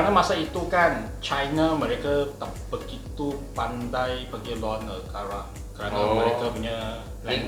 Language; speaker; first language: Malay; non-native, local second language; Chinese